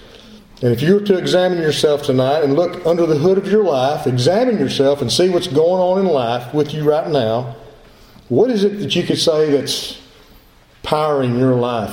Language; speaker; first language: English; native; English